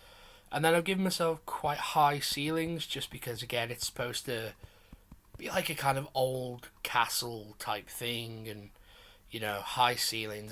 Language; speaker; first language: English; native; English